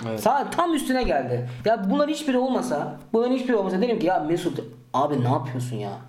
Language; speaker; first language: Turkish; early bilingual, heritage; Turkish